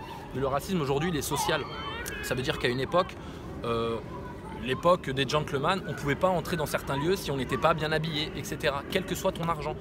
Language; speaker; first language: French; early bilingual, other home language; Arabic